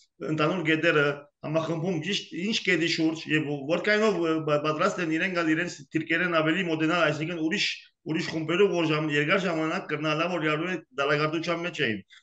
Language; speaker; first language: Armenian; early bilingual, heritage; Armenian